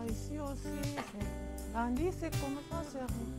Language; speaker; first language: French; non-native, learner; Japanese